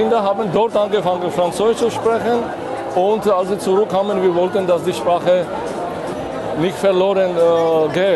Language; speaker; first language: German; non-native, fluent; Georgian